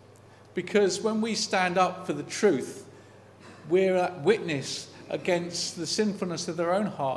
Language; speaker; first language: English; native; English